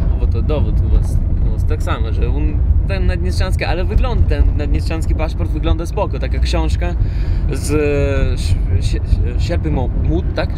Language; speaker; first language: Polish; non-native, fluent; Russian